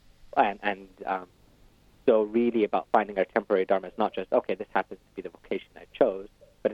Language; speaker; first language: English; native; English